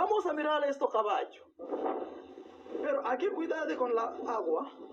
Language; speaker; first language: Spanish; non-native, learner; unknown